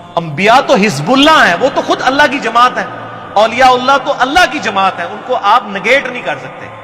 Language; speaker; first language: Urdu; non-native, local second language; Punjabi